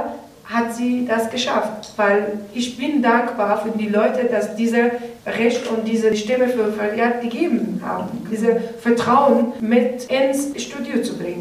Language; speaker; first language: German; non-native, learner; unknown